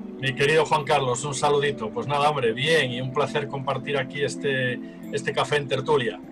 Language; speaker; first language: Spanish; native; Spanish